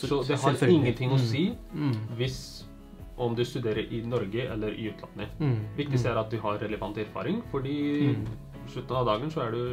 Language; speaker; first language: Norwegian; early bilingual, other home language; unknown